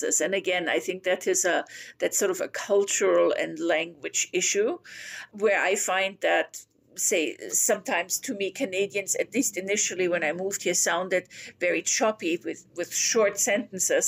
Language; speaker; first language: English; non-native, fluent; German